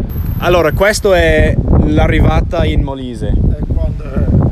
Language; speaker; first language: Italian; non-native, fluent; English